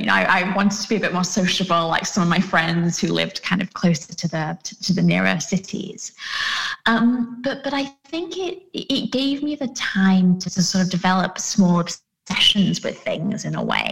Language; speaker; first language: English; native; English